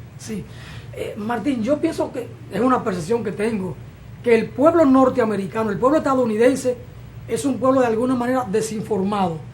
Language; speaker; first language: Spanish; native; Spanish